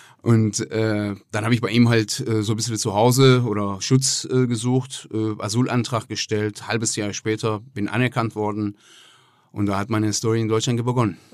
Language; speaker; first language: German; non-native, fluent; Persian